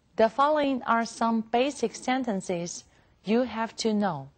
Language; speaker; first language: English; non-native, fluent; Chinese